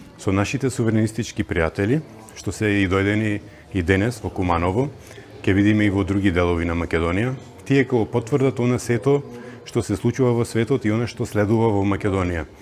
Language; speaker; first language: Macedonian; early bilingual, heritage; Macedonian